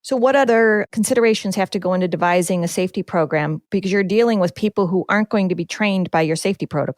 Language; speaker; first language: English; native; English